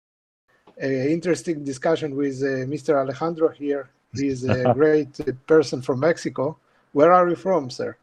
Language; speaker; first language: English; non-native, fluent; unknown